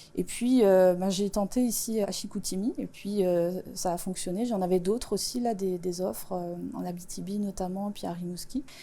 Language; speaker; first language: French; non-native, local second language; Swiss German